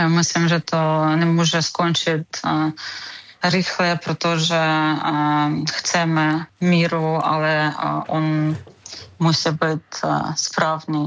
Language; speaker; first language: Czech; non-native, learner; Ukrainian